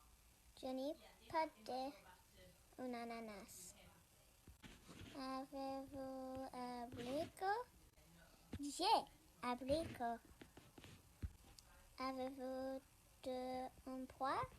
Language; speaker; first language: French; non-native, learner; English